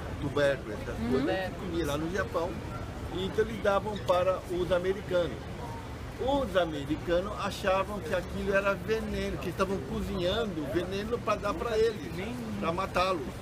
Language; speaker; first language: Portuguese; early bilingual, other home language; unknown